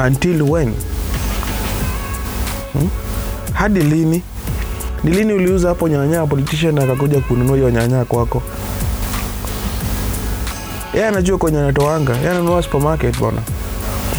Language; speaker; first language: English; non-native, local second language; Kikuyu